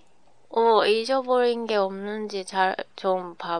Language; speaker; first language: Korean; non-native, learner; Japanese